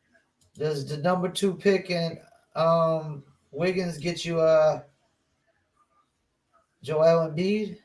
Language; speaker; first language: English; native; English